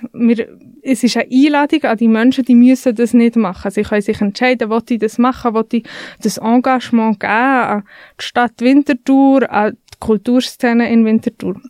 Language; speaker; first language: German; native; German